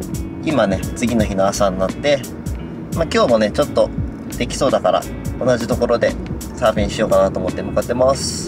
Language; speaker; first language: Japanese; native; Japanese